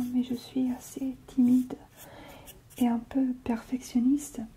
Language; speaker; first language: French; non-native, fluent; Italian